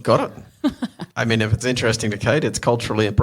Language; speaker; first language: English; native; English